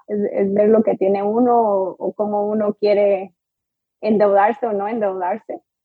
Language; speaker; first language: Spanish; early bilingual, heritage; Spanish